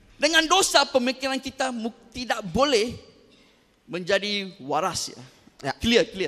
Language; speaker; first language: Malay; non-native, local second language; Tamil